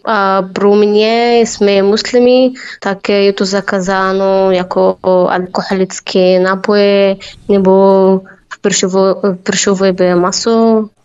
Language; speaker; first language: Czech; non-native, learner; Arabic